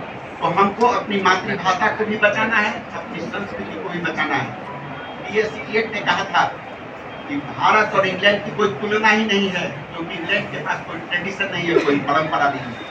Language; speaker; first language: Hindi; native; Hindi